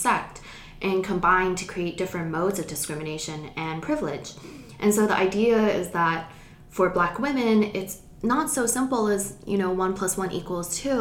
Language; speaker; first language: English; non-native, local second language; Cantonese